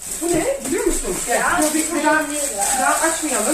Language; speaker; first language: Turkish; non-native, learner; Dutch